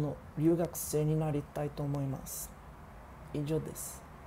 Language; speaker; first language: Japanese; non-native, learner; Portuguese